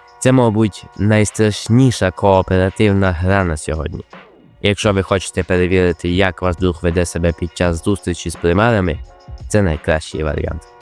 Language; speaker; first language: Ukrainian; native; Ukrainian